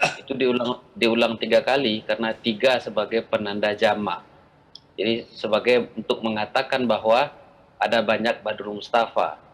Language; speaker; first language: Indonesian; non-native, local second language; Minangkabau